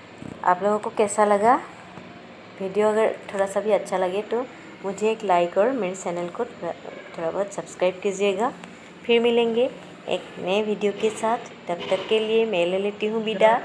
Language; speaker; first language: Hindi; non-native, local second language; Assamese